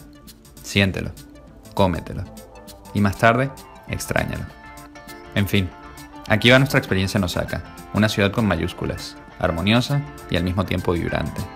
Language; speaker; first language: Spanish; native; Spanish